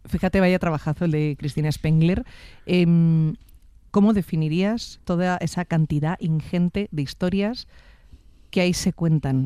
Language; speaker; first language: Spanish; native; Spanish